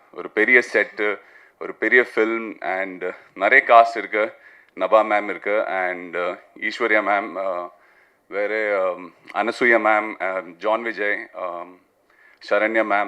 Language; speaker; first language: Tamil; non-native, fluent; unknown